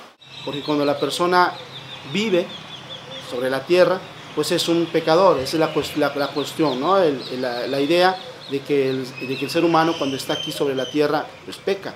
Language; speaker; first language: Spanish; native; Spanish